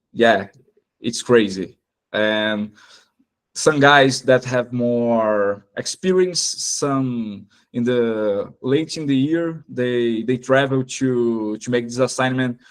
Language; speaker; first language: English; non-native, fluent; Portuguese